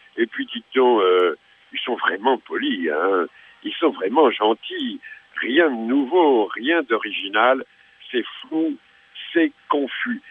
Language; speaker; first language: French; native; French